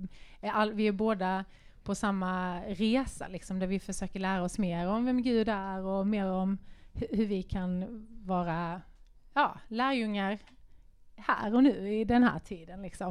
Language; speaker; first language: Swedish; native; Swedish